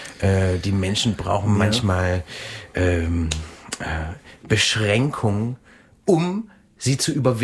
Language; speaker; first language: German; native; German